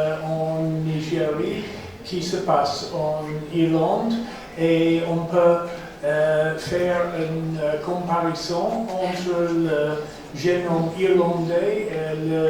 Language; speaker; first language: French; non-native, fluent; English